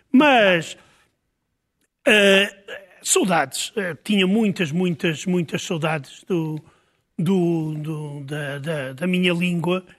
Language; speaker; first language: Portuguese; native; Portuguese